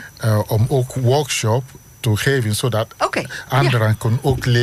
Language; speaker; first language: Dutch; non-native, fluent; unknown